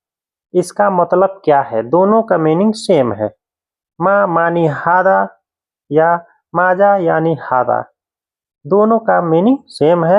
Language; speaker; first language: Hindi; native; Hindi